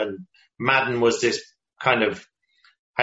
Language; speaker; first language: English; native; English